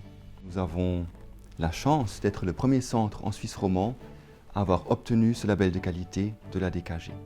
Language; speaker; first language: French; native; French